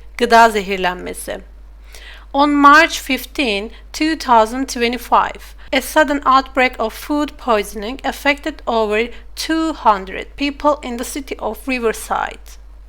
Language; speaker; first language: English; non-native, fluent; Turkish